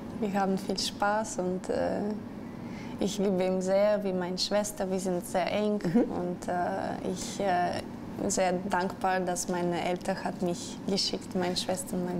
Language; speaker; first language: German; non-native, learner; Russian